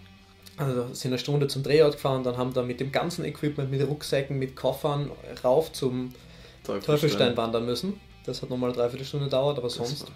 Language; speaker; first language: German; native; German